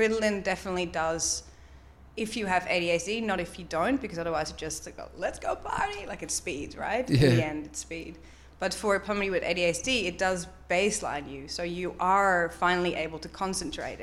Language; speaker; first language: English; non-native, fluent; Dutch